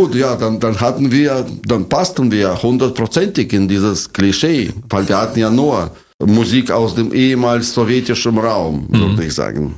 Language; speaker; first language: German; non-native, fluent; Russian